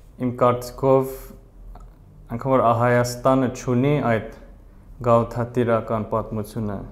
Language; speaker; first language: Armenian; early bilingual, heritage; Armenian